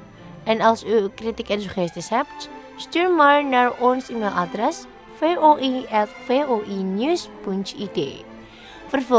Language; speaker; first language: Dutch; non-native, learner; Indonesian